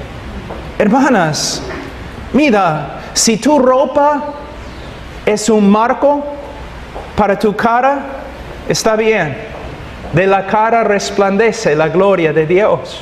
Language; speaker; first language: Spanish; non-native, fluent; English